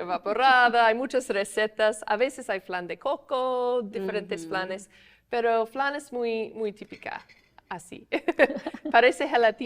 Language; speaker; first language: Spanish; non-native, fluent; English